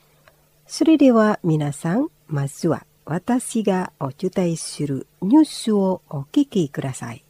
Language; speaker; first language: Japanese; non-native, fluent; Indonesian